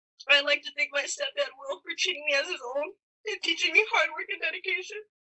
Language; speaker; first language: English; early bilingual, other home language; Spanish